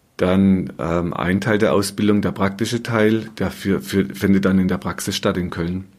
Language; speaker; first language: German; native; German